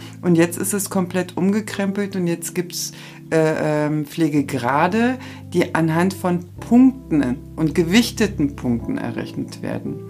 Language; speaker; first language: German; native; German